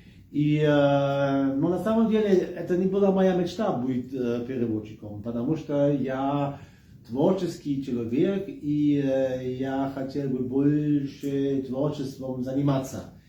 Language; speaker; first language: Russian; non-native, fluent; German